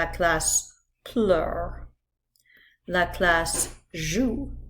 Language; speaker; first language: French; non-native, fluent; English